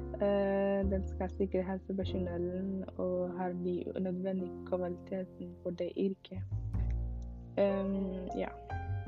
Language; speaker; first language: Norwegian; non-native, learner; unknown